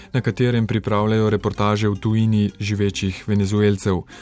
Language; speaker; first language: Slovenian; native; Slovenian